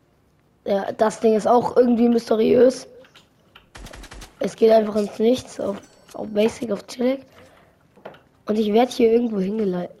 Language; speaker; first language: German; native; German